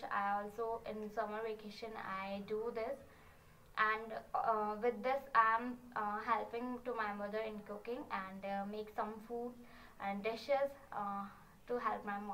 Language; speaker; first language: English; non-native, learner; Hindi